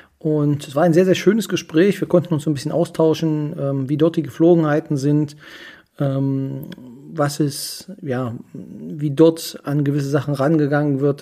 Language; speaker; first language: German; native; German